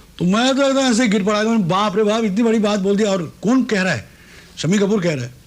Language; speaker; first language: Hindi; non-native, local second language; Bangla